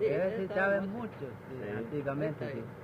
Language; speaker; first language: Spanish; non-native, local second language; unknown